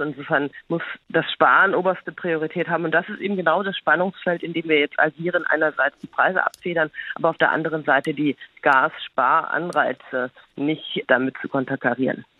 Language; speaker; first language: German; native; German